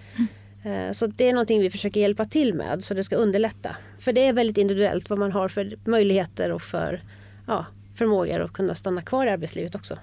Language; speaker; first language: Swedish; native; Swedish